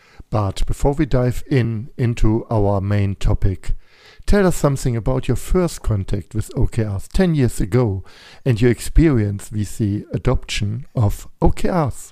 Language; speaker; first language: English; non-native, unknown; German